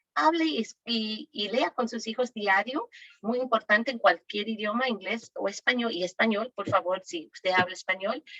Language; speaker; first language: Spanish; native; Spanish